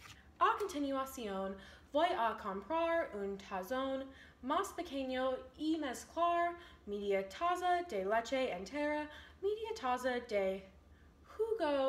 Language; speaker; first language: Spanish; non-native, learner; English